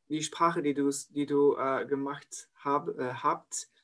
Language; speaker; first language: German; non-native, learner; French